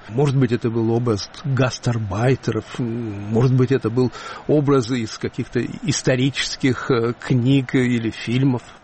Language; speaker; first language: Russian; native; Russian